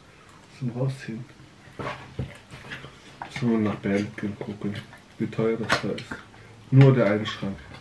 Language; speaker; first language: German; native; German